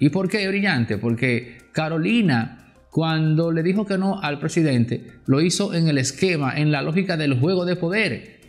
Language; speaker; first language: Spanish; native; Spanish